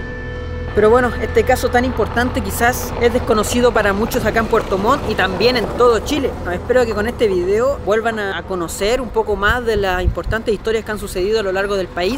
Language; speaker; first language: Spanish; native; Spanish